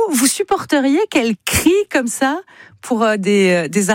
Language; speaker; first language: French; native; French